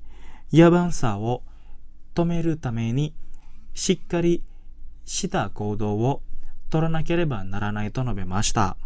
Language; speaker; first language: Japanese; non-native, fluent; Indonesian